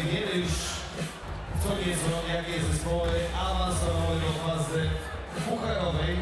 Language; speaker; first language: Polish; native; Polish